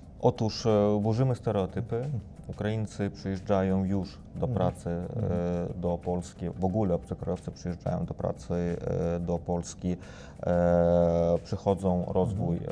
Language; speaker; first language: Polish; non-native, fluent; Ukrainian